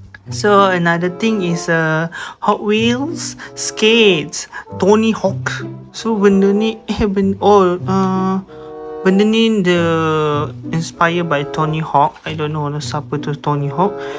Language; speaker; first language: English; non-native, local second language; Malay